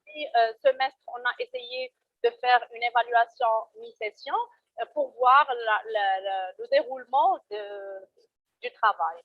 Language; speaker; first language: French; non-native, local second language; Arabic